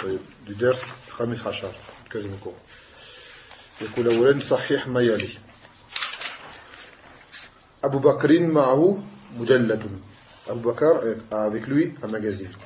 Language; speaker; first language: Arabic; non-native, fluent; French